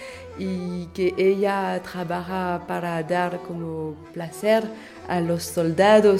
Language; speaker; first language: Spanish; non-native, learner; French